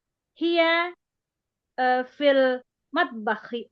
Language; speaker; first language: Arabic; non-native, learner; Indonesian